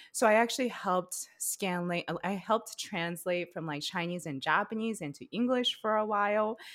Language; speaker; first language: English; early bilingual, other home language; Chinese